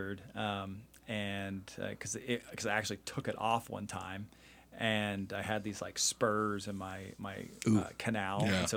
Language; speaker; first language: English; native; English